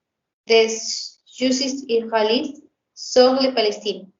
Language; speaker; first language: French; non-native, learner; Spanish